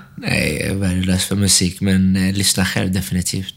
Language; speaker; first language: Swedish; early bilingual, other home language; Arabic